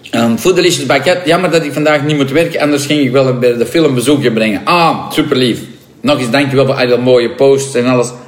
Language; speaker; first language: Dutch; non-native, local second language; French